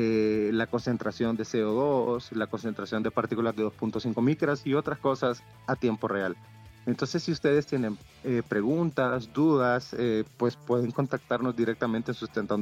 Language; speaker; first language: Spanish; native; Spanish